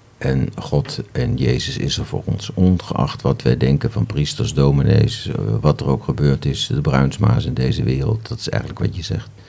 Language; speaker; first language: Dutch; native; Dutch